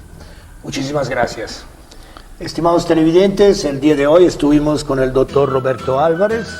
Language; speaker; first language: Spanish; native; Spanish